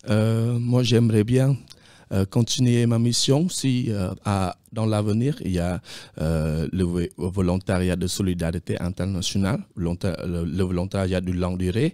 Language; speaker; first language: French; non-native, fluent; Khmer